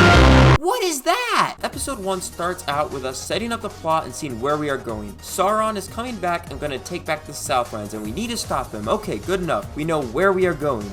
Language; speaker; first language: English; native; English